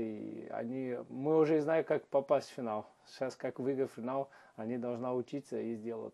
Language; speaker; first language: Russian; non-native, learner; Portuguese